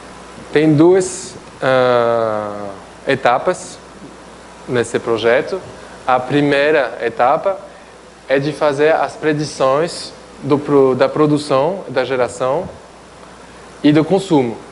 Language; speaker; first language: Portuguese; non-native, fluent; French